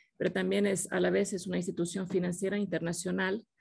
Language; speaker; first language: Spanish; non-native, fluent; Finnish